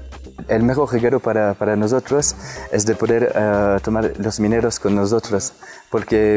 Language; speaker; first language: Spanish; non-native, fluent; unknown